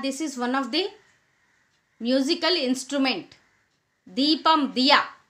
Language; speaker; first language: English; non-native, local second language; Telugu